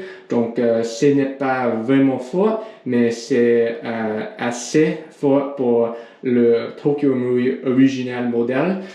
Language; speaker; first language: French; non-native, learner; English